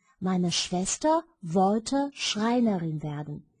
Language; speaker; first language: German; non-native, fluent; Chinese